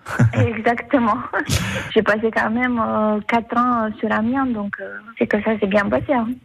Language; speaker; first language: French; non-native, fluent; Romanian